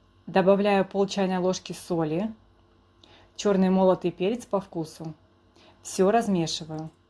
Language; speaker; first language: Russian; native; Russian